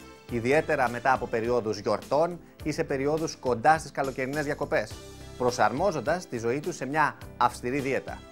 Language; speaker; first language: Greek; native; Greek